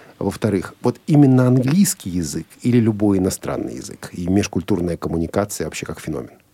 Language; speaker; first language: Russian; native; Russian